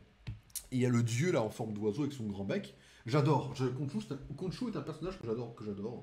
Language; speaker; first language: French; native; French